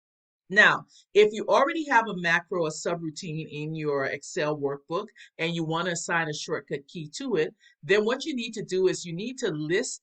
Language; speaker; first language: English; native; English